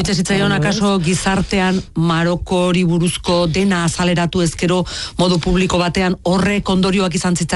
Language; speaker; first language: Basque; native; Basque